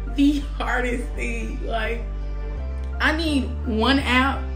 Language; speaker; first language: English; native; English